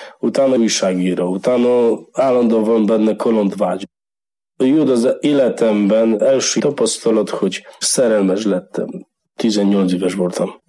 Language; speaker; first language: Hungarian; non-native, learner; Polish